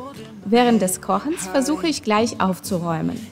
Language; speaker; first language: German; non-native, fluent; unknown